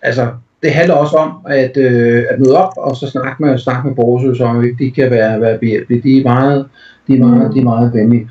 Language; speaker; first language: Danish; native; Danish